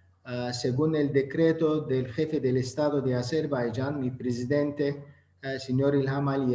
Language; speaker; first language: Spanish; non-native, learner; Azerbaijani